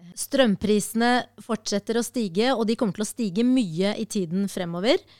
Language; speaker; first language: Norwegian; early bilingual, other home language; Arabic